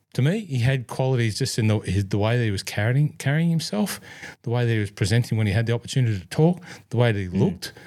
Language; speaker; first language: English; native; English